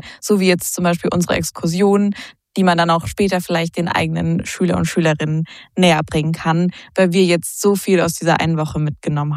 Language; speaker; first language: German; native; German